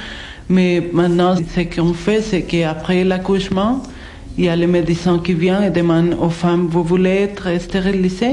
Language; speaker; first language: French; non-native, fluent; Spanish